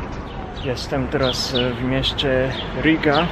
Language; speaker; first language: Polish; non-native, fluent; Japanese